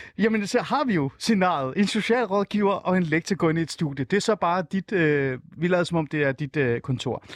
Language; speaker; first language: Danish; native; Danish